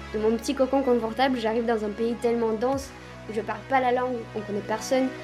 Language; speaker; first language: French; non-native, fluent; Romanian